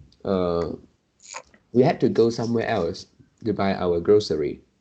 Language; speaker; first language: English; non-native, local second language; Chinese